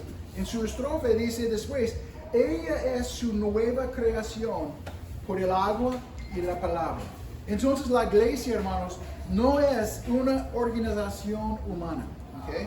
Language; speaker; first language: Spanish; non-native, fluent; English